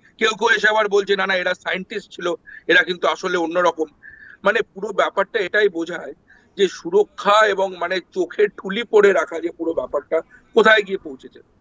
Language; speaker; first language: Bangla; native; Bangla